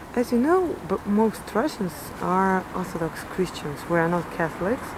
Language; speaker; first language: English; non-native, fluent; Russian